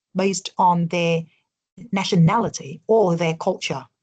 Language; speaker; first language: English; non-native, fluent; Vietnamese